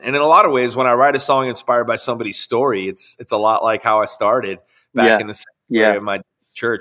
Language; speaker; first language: English; native; English